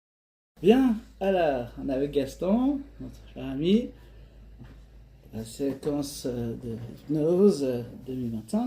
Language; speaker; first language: French; native; French